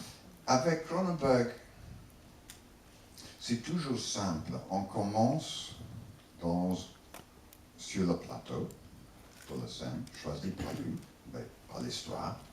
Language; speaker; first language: French; non-native, learner; English